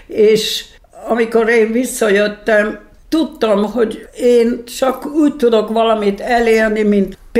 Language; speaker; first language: Hungarian; early bilingual, heritage; Hungarian